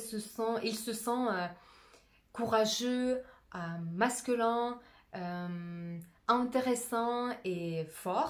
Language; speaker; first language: French; non-native, fluent; Russian